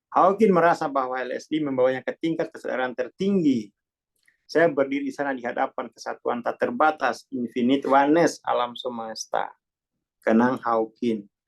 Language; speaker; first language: Indonesian; non-native, local second language; Javanese